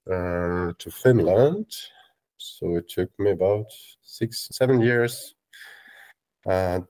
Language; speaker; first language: English; non-native, fluent; Russian